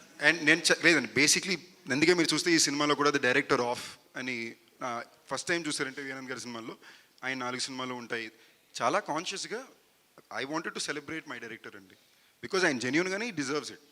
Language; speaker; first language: Telugu; native; Telugu